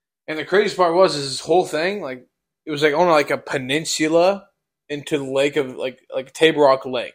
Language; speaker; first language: English; native; English